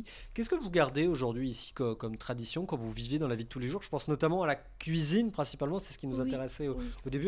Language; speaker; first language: French; native; French